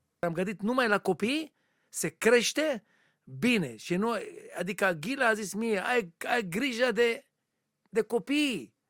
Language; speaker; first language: Romanian; non-native, learner; Hebrew